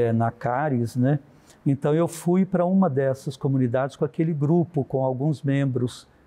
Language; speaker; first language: Portuguese; native; Portuguese